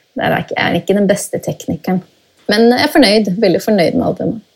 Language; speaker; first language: Norwegian; native; Norwegian